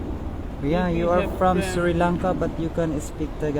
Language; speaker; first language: English; non-native, local second language; Filipino